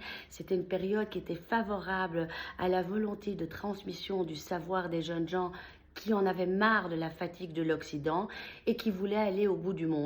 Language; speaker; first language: French; native; French